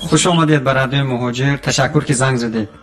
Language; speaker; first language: Persian; native; Persian